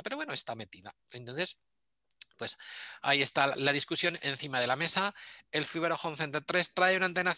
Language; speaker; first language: Spanish; native; Spanish